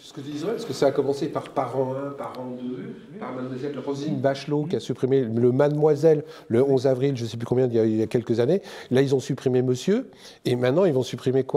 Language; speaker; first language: French; native; French